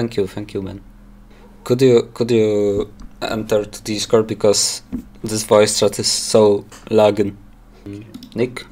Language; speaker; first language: English; non-native, learner; Polish